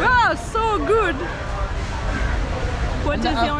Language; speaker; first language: English; non-native, learner; Turkish